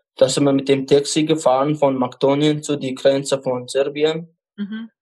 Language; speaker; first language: German; non-native, fluent; Arabic